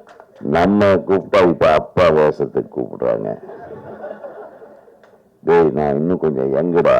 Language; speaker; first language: Tamil; native; Tamil